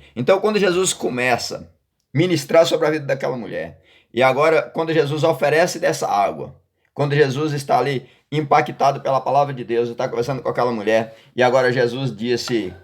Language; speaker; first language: Portuguese; native; Portuguese